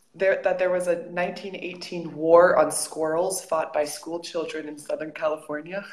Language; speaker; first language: English; native; English